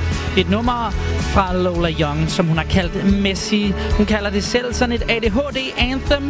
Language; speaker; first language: Danish; native; Danish